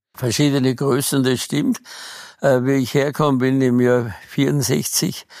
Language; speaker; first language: German; native; German